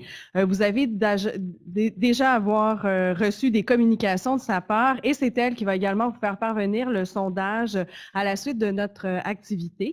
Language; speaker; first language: French; native; French